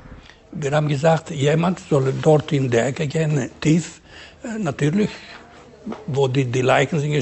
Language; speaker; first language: German; non-native, fluent; Ladino